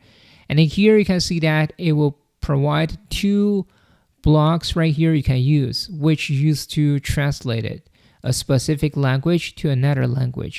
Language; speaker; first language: English; non-native, fluent; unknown